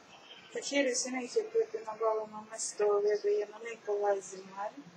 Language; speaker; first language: Greek; non-native, learner; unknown